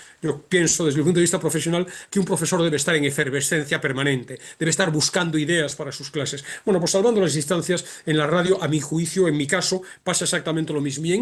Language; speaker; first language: Spanish; native; Spanish